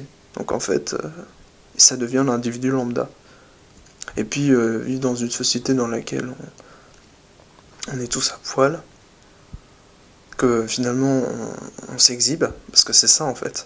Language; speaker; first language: French; native; French